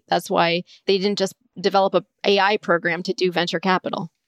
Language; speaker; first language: English; native; English